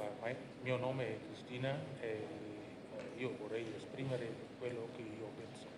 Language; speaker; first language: Italian; non-native, learner; Indonesian